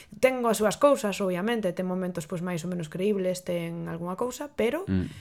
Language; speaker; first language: Galician; native; Galician